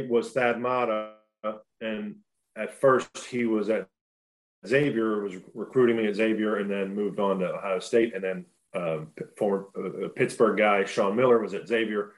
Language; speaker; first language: English; native; English